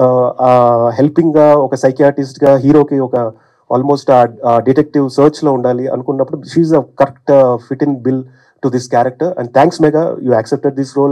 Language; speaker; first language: Telugu; native; Telugu